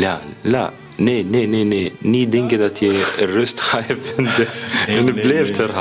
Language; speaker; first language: Dutch; non-native, learner; Arabic